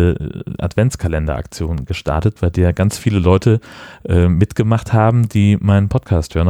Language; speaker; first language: German; native; German